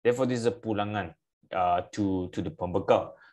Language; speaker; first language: English; non-native, local second language; Malay